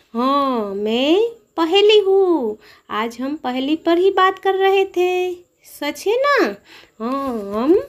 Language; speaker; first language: Hindi; non-native, local second language; Gujarati